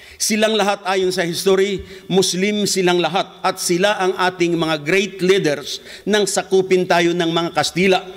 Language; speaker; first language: Filipino; non-native, local second language; Hiligaynon